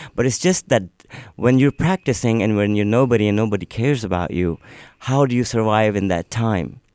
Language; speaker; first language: English; non-native, local second language; Urdu